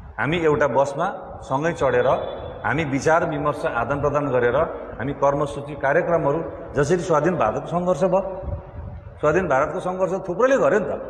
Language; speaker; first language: Nepali; native; Nepali